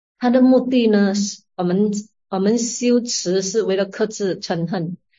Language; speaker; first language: Chinese; native; Chinese